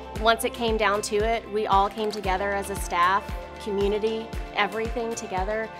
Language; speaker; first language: English; native; English